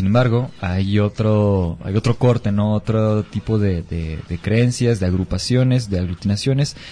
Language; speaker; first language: Spanish; native; Spanish